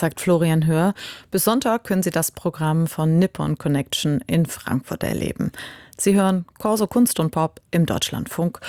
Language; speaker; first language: German; native; German